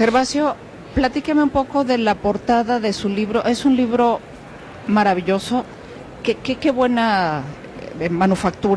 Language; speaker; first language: Spanish; native; Spanish